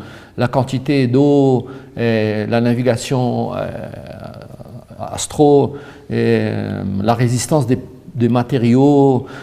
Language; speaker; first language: French; non-native, fluent; Portuguese